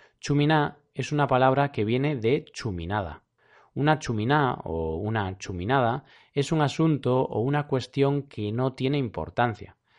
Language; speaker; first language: Spanish; native; Spanish